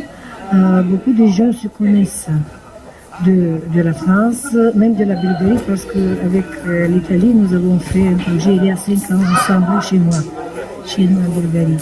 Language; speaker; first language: French; non-native, fluent; Bulgarian